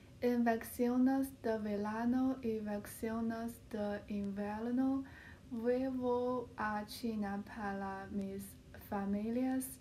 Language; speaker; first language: Spanish; non-native, learner; Chinese